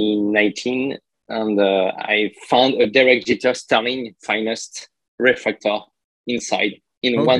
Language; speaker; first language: English; non-native, learner; French